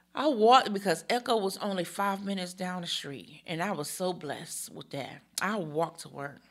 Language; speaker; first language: English; early bilingual, other home language; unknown